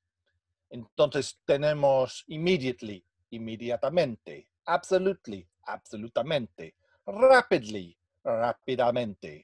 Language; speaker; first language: Spanish; non-native, fluent; English